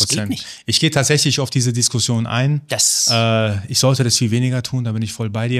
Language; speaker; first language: German; early bilingual, other home language; Persian